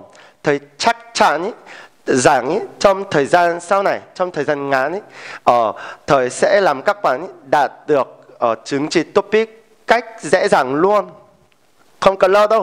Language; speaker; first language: Vietnamese; non-native, fluent; Korean